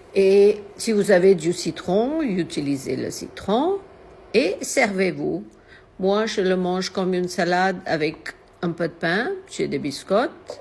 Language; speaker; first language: French; non-native, fluent; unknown